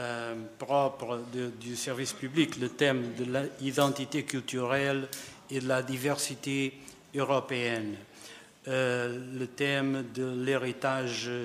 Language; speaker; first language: French; non-native, fluent; Portuguese